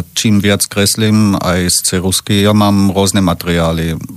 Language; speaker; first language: Slovak; non-native, learner; German